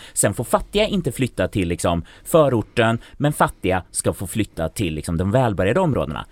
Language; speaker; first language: Swedish; native; Swedish